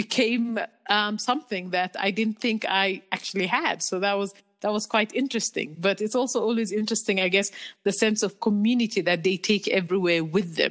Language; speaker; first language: English; non-native, local second language; Somali